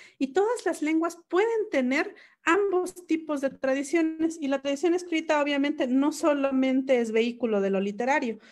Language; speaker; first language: Spanish; non-native, local second language; Mixtepec Mixtec